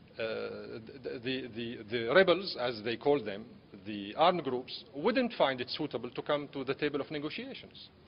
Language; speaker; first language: English; non-native, fluent; Arabic